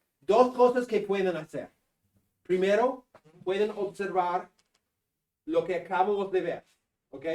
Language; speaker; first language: Spanish; non-native, fluent; English